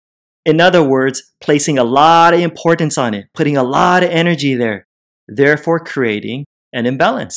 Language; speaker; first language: English; native; English